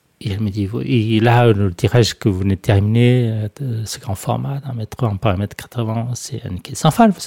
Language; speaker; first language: French; non-native, fluent; Portuguese